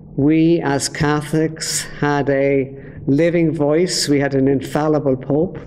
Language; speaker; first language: English; native; English